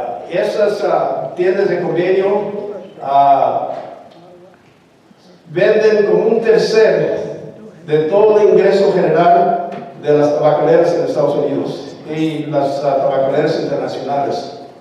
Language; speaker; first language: Spanish; early bilingual, heritage; Spanish